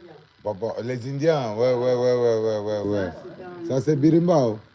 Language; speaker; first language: French; non-native, learner; Portuguese